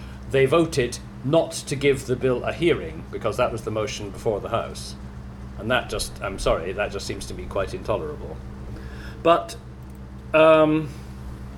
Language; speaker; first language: English; native; English